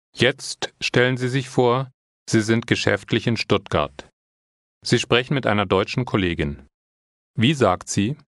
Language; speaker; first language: German; native; German